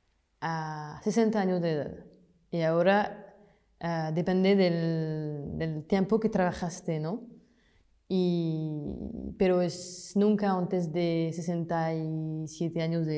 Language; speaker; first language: Spanish; non-native, fluent; French